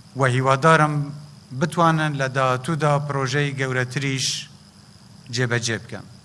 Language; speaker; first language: Central Kurdish; native; Central Kurdish